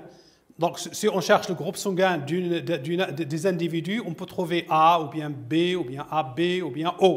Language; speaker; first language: French; non-native, local second language; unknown